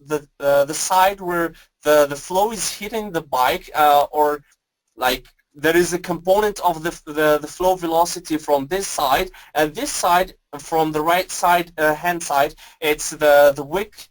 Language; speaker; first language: English; non-native, fluent; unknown